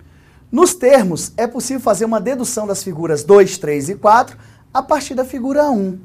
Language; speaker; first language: Portuguese; native; Portuguese